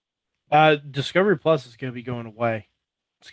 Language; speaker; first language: English; native; English